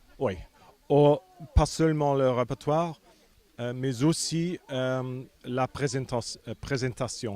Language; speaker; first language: French; non-native, fluent; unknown